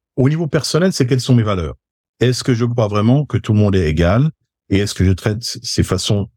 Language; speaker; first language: French; native; French